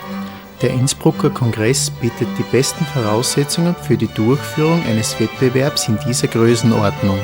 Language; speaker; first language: German; native; German